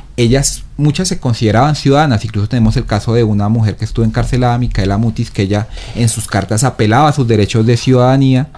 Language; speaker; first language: Spanish; native; Spanish